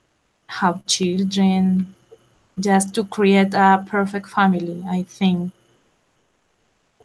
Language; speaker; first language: English; non-native, learner; Spanish